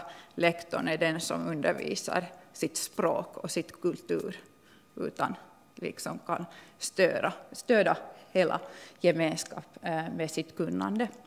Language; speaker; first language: Swedish; non-native, local second language; Finnish